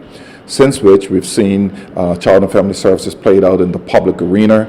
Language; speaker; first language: English; native; English